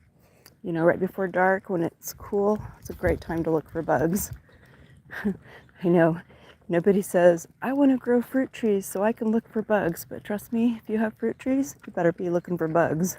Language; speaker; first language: English; native; English